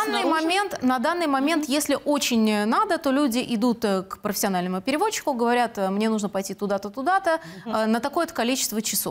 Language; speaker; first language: Russian; native; Russian